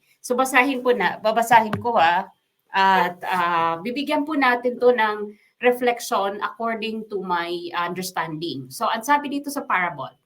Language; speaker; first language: Filipino; non-native, local second language; Waray